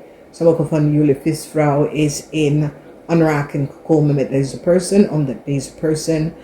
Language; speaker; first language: Dutch; non-native, fluent; English